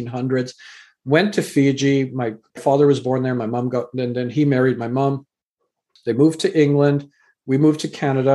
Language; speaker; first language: English; native; English